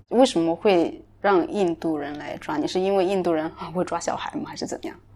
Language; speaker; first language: Chinese; native; Chinese